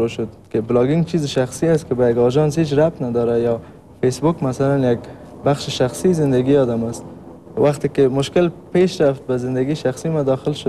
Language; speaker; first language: Persian; native; Persian